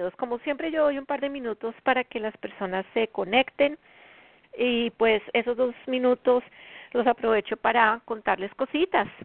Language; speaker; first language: Spanish; native; Spanish